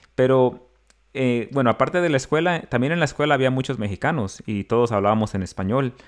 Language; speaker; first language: Spanish; early bilingual, other home language; English